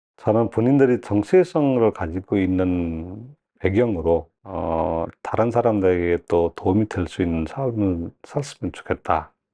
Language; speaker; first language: Korean; non-native, fluent; Nepali